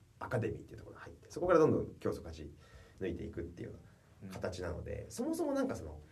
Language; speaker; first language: Japanese; native; Japanese